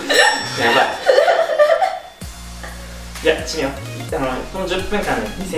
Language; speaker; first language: Japanese; native; Japanese